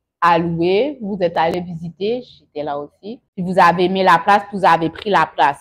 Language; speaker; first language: French; early bilingual, other home language; Haitian Creole